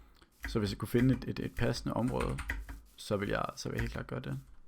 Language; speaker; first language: Danish; native; Danish